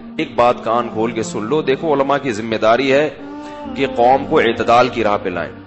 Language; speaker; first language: Urdu; native; Urdu